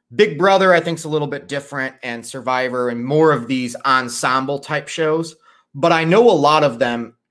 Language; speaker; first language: English; native; English